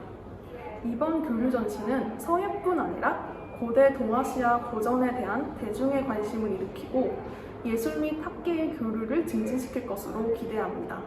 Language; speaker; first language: Korean; native; Korean